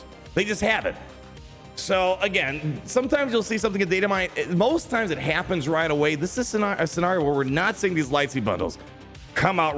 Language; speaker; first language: English; native; English